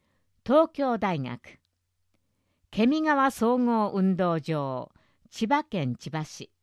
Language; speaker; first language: Japanese; native; Japanese